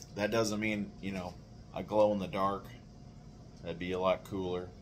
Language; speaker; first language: English; native; English